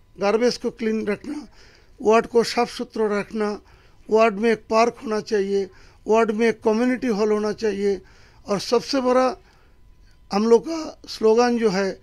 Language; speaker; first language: Hindi; non-native, local second language; Bangla